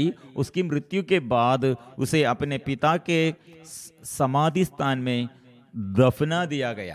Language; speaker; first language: Hindi; non-native, local second language; Malayalam